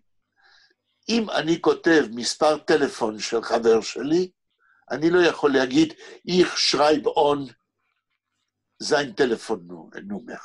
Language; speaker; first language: Hebrew; native; Hebrew